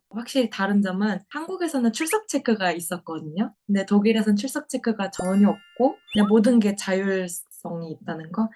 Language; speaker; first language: Korean; native; Korean